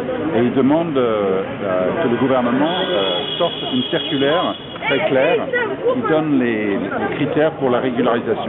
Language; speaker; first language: French; non-native, fluent; English